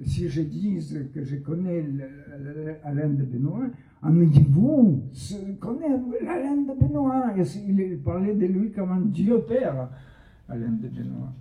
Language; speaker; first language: French; non-native, fluent; Russian